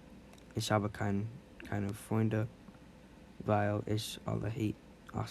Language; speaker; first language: German; non-native, learner; English